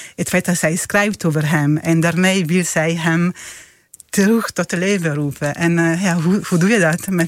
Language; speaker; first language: Dutch; non-native, fluent; Italian